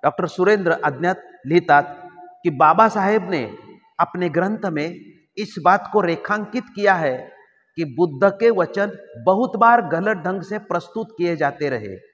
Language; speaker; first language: Hindi; non-native, local second language; Marathi